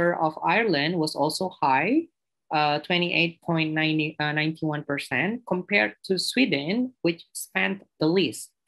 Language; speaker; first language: English; non-native, fluent; Indonesian